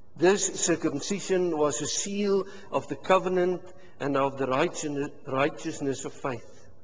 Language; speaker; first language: English; non-native, local second language; Afrikaans